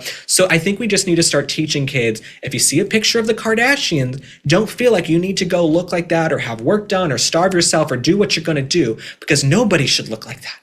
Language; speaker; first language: English; native; English